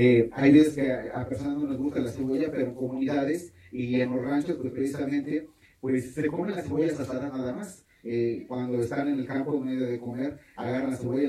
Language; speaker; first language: Spanish; native; Spanish